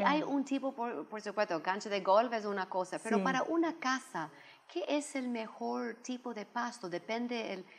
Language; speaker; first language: Spanish; non-native, fluent; English